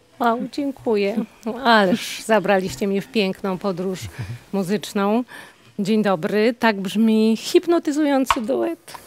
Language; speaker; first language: Polish; native; Polish